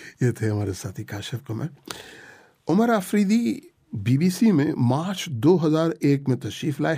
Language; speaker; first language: Urdu; native; Urdu